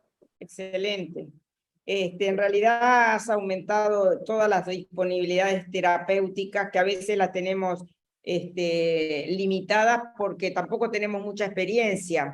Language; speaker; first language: Spanish; native; Spanish